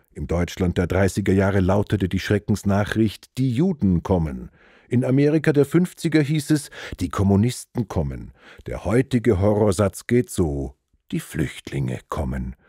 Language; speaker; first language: German; native; German